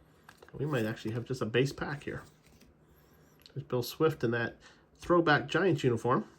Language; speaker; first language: English; native; English